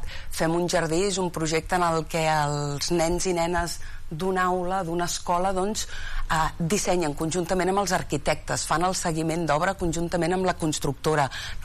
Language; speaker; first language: Catalan; native; Catalan